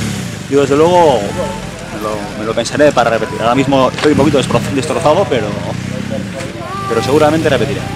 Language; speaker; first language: Spanish; native; Spanish